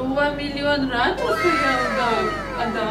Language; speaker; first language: Indonesian; non-native, learner; Russian